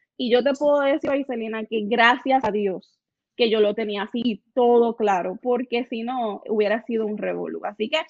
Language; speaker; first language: Spanish; native; Spanish